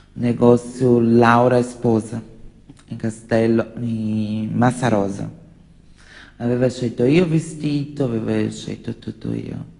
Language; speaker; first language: Italian; non-native, learner; Portuguese